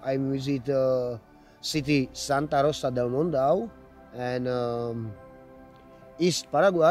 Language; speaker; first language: English; non-native, learner; Slovak